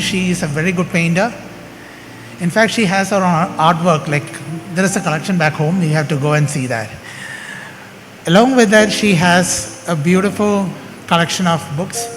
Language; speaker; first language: English; non-native, local second language; Malayalam